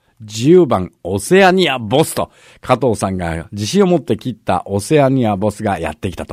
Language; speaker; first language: Japanese; native; Japanese